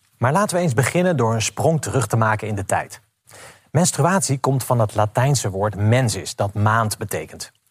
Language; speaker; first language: Dutch; native; Dutch